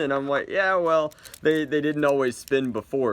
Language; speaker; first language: English; native; English